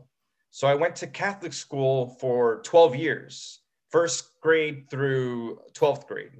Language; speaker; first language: English; native; English